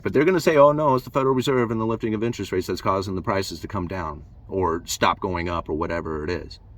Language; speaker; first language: English; native; English